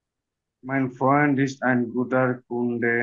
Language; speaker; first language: German; non-native, learner; Bangla